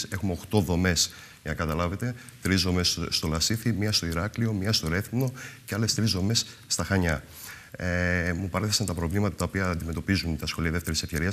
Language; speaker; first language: Greek; native; Greek